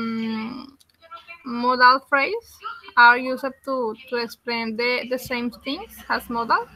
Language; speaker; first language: English; non-native, learner; Spanish